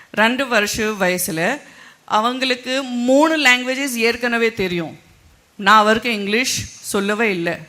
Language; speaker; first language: Tamil; non-native, fluent; Gujarati